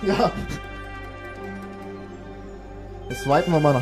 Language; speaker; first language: German; native; German